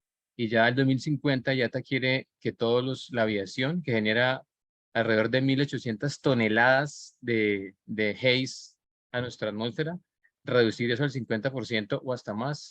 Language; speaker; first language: Spanish; native; Spanish